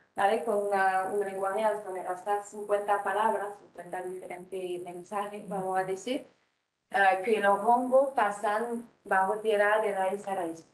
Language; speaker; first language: Spanish; non-native, fluent; French